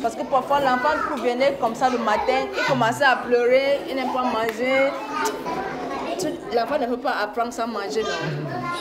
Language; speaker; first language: French; non-native, local second language; English